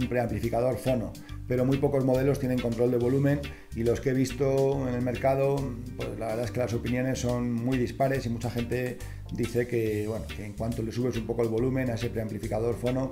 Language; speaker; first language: Spanish; native; Spanish